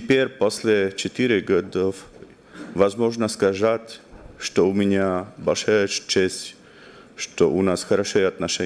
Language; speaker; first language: Russian; non-native, learner; Slovak